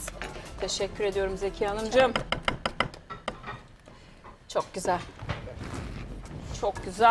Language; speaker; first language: Turkish; native; Turkish